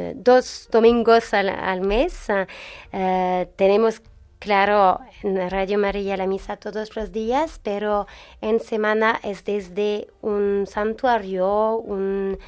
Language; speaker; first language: Spanish; non-native, fluent; French